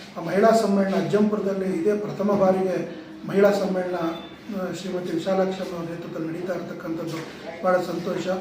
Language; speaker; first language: Kannada; native; Kannada